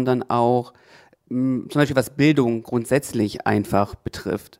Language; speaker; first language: German; native; German